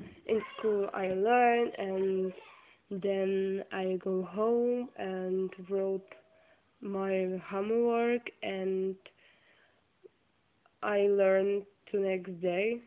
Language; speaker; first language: English; non-native, learner; Czech